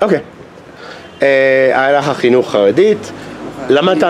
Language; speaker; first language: Hebrew; non-native, fluent; English